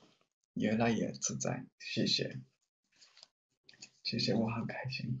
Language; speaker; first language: Chinese; non-native, learner; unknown